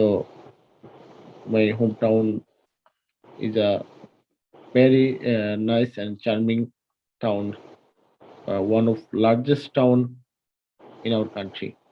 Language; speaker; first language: English; non-native, learner; Bangla